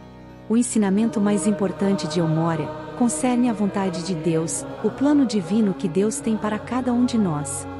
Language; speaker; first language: Portuguese; native; Portuguese